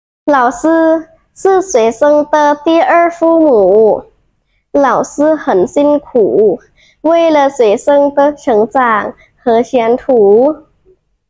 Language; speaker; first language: Chinese; non-native, learner; Thai